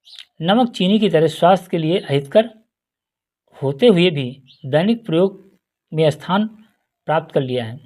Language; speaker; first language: Hindi; native; Hindi